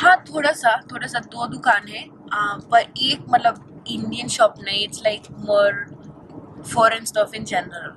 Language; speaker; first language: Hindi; non-native, fluent; Norwegian